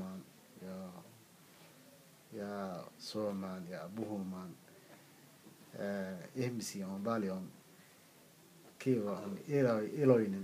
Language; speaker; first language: Finnish; non-native, learner; Somali